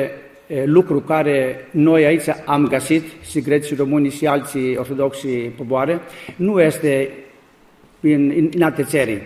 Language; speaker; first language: Romanian; non-native, learner; Greek